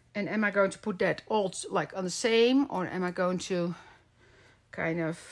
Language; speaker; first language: English; non-native, fluent; Dutch